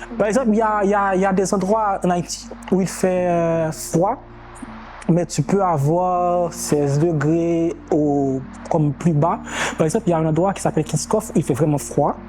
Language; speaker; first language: French; non-native, local second language; Haitian Creole